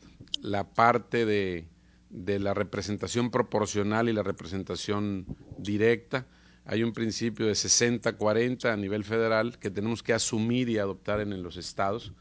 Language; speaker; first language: Spanish; native; Spanish